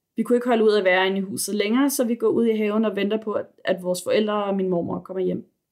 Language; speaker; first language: Danish; native; Danish